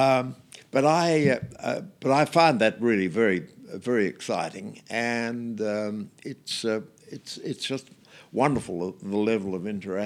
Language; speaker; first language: English; native; English